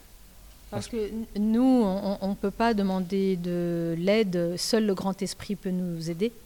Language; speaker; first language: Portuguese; non-native, learner; French